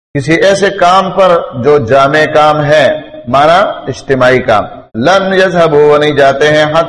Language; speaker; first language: Urdu; non-native, local second language; Pashto